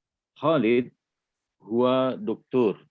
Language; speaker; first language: Arabic; non-native, learner; Indonesian